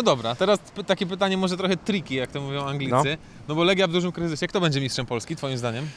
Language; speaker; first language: Polish; native; Polish